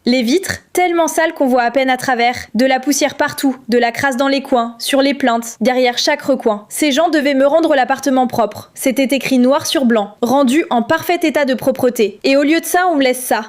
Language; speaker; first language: French; native; French